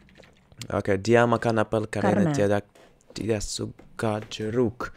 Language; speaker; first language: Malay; non-native, learner; Russian